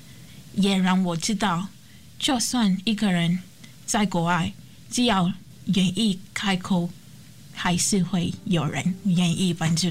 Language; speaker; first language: Chinese; non-native, learner; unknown